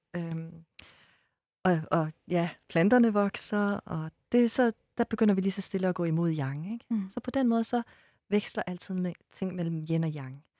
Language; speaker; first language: Danish; early bilingual, other home language; Persian